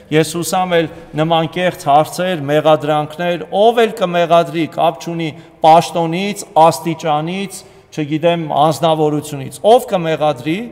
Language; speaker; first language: Armenian; native; Armenian